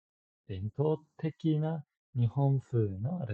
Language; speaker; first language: Japanese; non-native, fluent; English